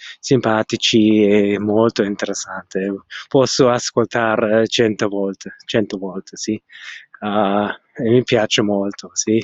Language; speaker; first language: Italian; non-native, learner; German